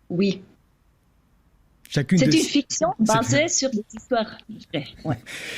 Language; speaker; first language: French; non-native, fluent; Swiss German